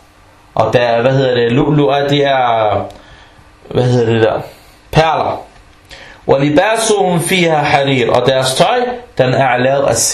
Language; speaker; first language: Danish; non-native, fluent; Arabic